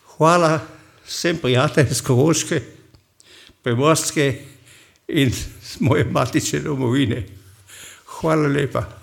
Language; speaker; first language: Slovenian; native; Slovenian